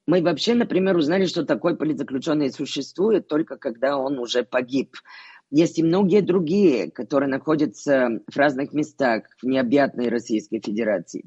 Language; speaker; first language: Russian; non-native, fluent; Bulgarian